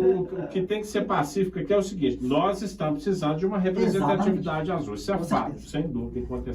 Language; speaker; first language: Portuguese; native; Portuguese